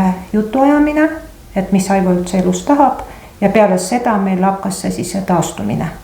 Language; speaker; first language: Estonian; native; Estonian